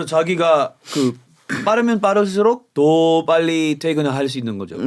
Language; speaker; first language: Korean; non-native, fluent; English